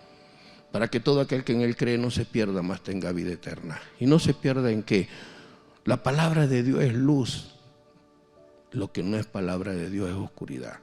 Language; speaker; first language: Spanish; native; Spanish